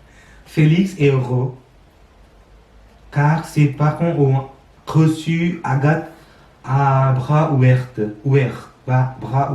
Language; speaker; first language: French; non-native, learner; Sinhala